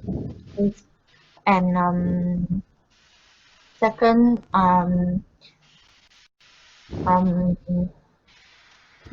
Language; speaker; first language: English; non-native, learner; Vietnamese